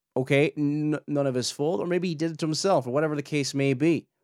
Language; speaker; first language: English; native; English